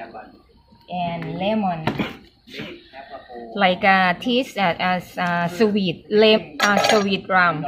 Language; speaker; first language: English; non-native, learner; Thai